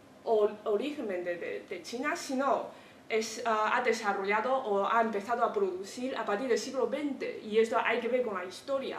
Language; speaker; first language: Spanish; non-native, fluent; Chinese